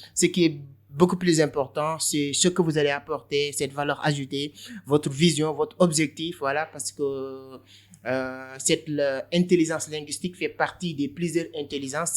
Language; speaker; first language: French; non-native, local second language; Wolof